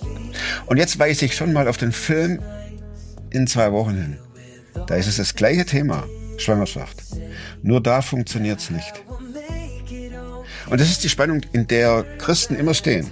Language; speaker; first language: German; native; German